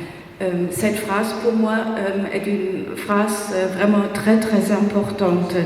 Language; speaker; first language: French; non-native, fluent; German